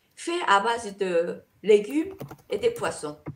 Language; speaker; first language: French; non-native, fluent; Korean